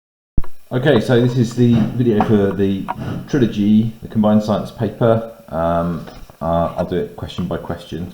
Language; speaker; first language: English; native; English